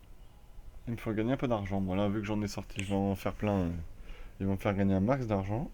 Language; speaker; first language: French; native; French